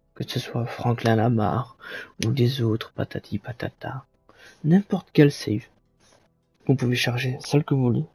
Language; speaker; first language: French; native; French